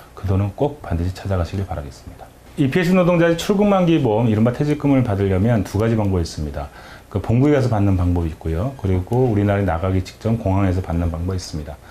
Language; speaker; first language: Korean; native; Korean